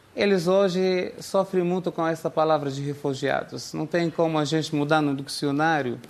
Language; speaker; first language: Portuguese; non-native, fluent; Arabic